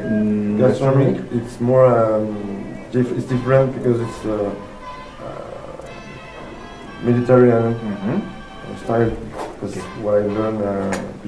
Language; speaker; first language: English; non-native, learner; French